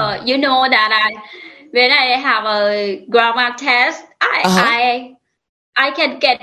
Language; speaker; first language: English; non-native, learner; Lao